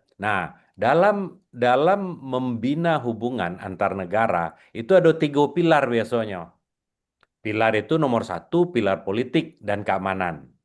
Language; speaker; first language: Indonesian; non-native, local second language; Minangkabau